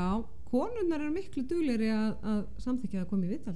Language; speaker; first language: Icelandic; native; Icelandic